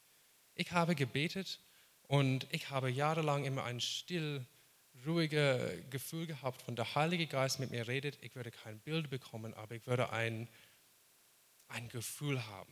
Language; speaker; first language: German; non-native, fluent; English